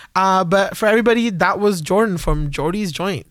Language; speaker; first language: English; non-native, local second language; Hindi